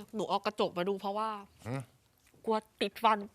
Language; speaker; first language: Thai; native; Thai